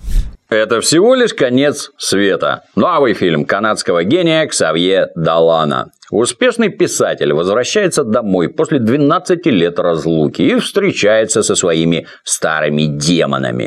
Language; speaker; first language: Russian; native; Russian